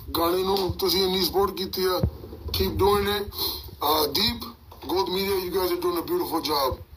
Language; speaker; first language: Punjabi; early bilingual, heritage; Punjabi